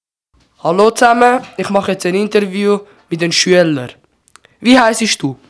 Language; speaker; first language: German; early bilingual, other home language; Turkish